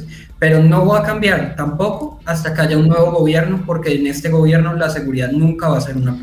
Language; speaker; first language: Spanish; native; Spanish